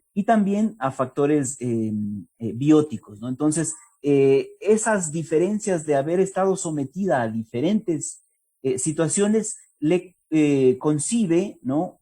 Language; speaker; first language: Spanish; native; Spanish